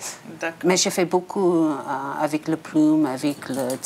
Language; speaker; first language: French; non-native, learner; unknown